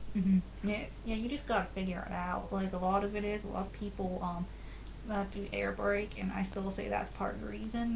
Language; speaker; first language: English; native; English